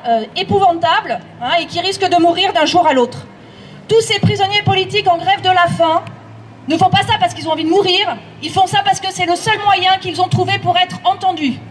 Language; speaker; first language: French; native; French